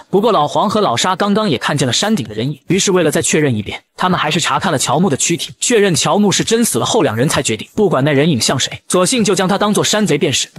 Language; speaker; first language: Chinese; native; Chinese